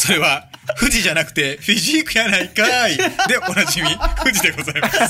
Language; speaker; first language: Japanese; native; Japanese